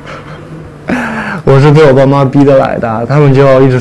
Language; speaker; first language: Chinese; native; Chinese